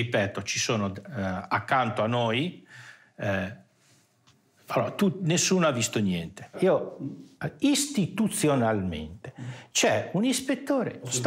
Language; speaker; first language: Italian; native; Italian